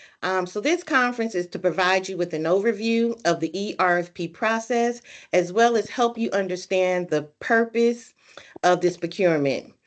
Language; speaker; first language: English; native; English